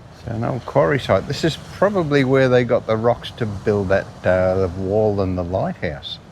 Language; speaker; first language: English; native; English